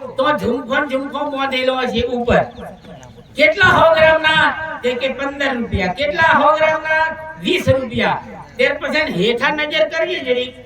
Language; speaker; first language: Gujarati; native; Gujarati